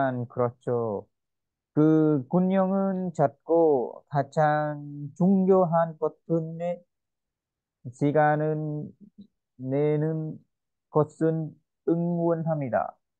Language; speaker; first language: Korean; non-native, learner; Vietnamese